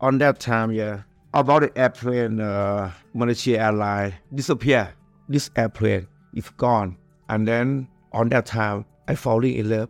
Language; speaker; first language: English; non-native, learner; Thai